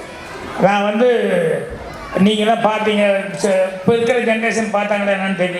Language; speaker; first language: Tamil; native; Tamil